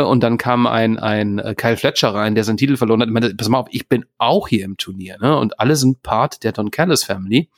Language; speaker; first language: German; native; German